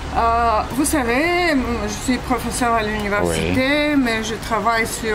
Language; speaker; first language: French; non-native, fluent; Bulgarian